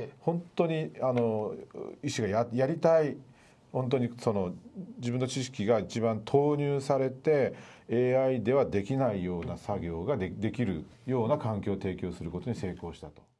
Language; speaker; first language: Japanese; native; Japanese